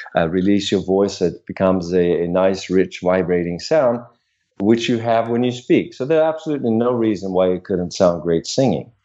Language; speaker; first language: English; non-native, fluent; Swedish